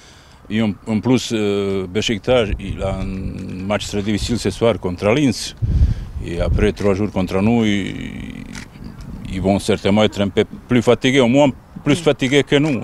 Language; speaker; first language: French; non-native, fluent; Bosnian